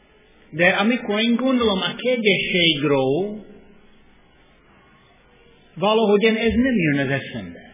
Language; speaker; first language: Hungarian; non-native, fluent; English